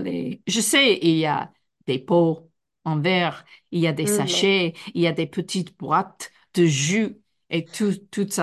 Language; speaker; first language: French; non-native, fluent; English